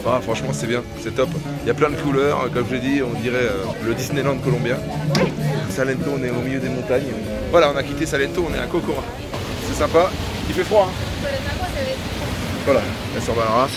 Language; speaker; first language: French; native; French